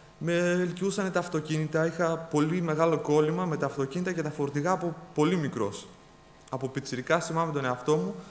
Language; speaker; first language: Greek; early bilingual, other home language; Bulgarian